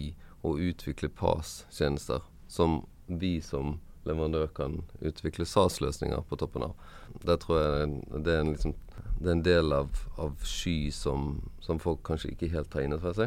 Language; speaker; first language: Norwegian; native; Norwegian